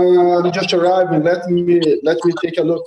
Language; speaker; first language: English; non-native, fluent; Portuguese